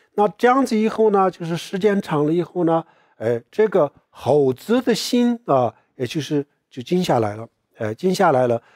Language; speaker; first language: Chinese; non-native, local second language; Tibetan